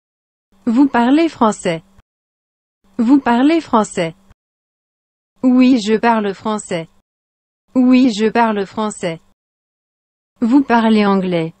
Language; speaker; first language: French; non-native, fluent; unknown